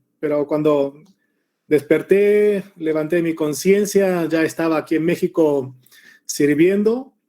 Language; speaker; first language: Spanish; early bilingual, other home language; Korean